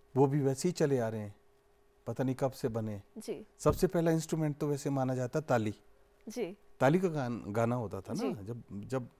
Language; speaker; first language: Hindi; native; Hindi